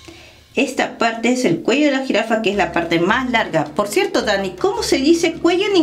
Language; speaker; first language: Spanish; native; Spanish